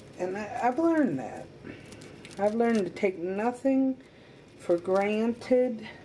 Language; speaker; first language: English; native; English